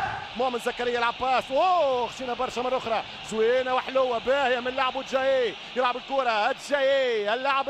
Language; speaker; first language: Arabic; native; Arabic